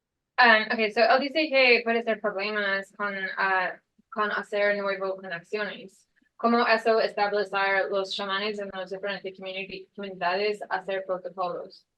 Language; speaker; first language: Spanish; non-native, learner; English